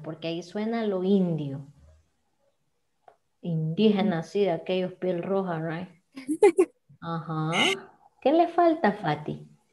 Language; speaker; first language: Spanish; native; Spanish